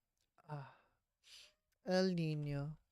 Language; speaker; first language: Spanish; non-native, learner; English